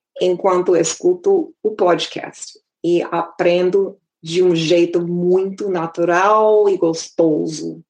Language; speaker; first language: Portuguese; non-native, fluent; English